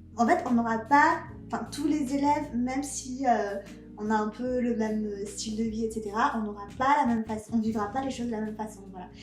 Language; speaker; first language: French; non-native, local second language; Malagasy